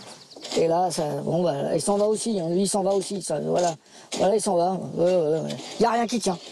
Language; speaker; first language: French; native; French